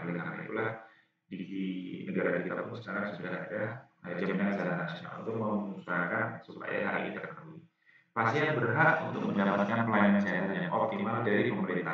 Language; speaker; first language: Indonesian; native; Indonesian